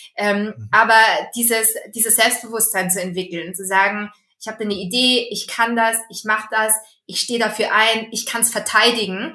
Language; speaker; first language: German; early bilingual, other home language; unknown